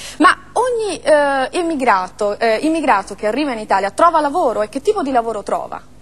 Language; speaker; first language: Italian; native; Italian